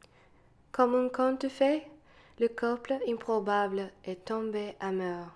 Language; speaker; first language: French; non-native, learner; English